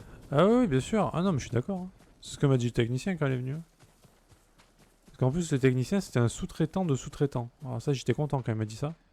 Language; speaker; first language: French; native; French